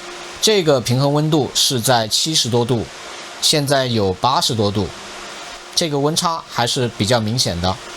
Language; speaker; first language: Chinese; native; Chinese